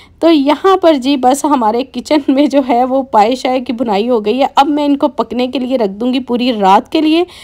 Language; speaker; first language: Urdu; native; Urdu